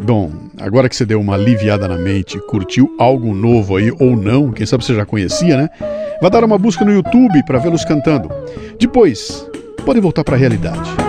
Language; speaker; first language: Portuguese; native; Portuguese